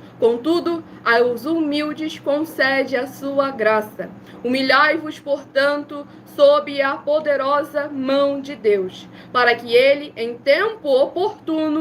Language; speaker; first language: Portuguese; native; Portuguese